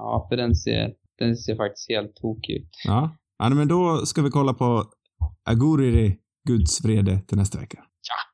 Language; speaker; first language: Swedish; native; Swedish